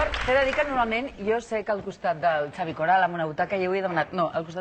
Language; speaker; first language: Catalan; native; Catalan